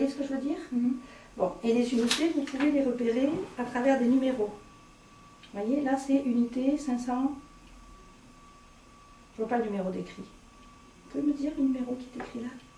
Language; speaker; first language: French; native; French